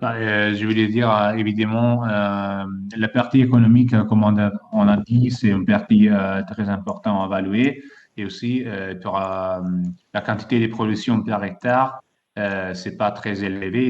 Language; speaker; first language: French; non-native, fluent; Italian